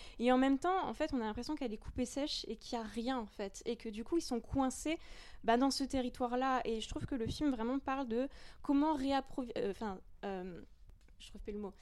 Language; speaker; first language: French; native; French